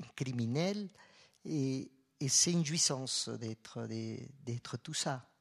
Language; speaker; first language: French; non-native, fluent; Spanish